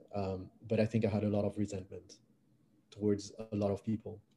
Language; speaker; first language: English; non-native, fluent; French